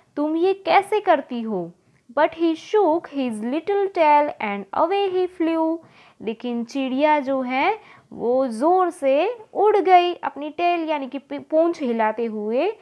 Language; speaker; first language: Hindi; non-native, local second language; Gujarati